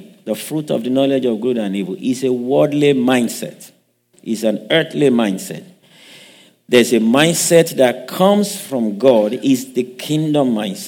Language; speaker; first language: English; non-native, local second language; Yoruba